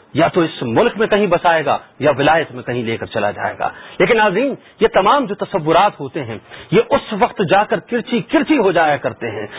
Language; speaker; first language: Urdu; native; Urdu